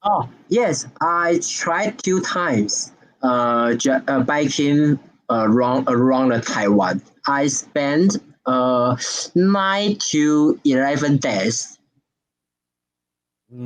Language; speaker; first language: English; non-native, learner; Chinese